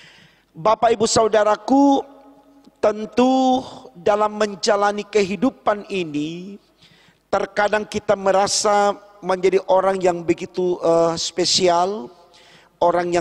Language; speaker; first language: Indonesian; native; Indonesian